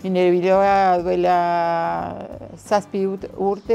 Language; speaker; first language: Basque; non-native, learner; Spanish